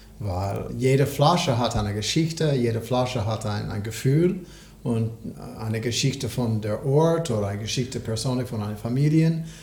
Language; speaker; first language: German; non-native, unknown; English